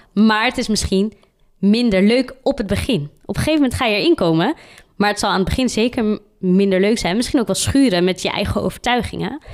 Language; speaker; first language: Dutch; early bilingual, other home language; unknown